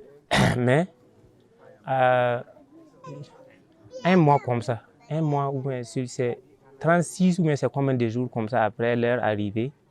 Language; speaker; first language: French; non-native, local second language; Mossi